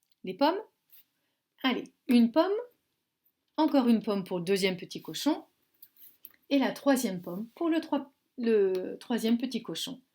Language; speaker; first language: French; native; French